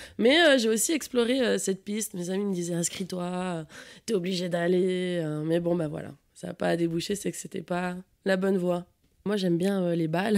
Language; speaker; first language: French; native; French